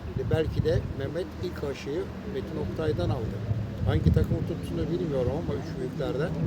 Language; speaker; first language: Turkish; native; Turkish